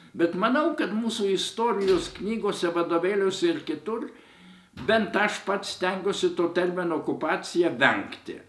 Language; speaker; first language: Lithuanian; native; Lithuanian